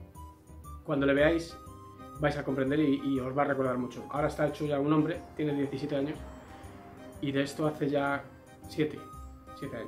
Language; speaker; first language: Spanish; native; Spanish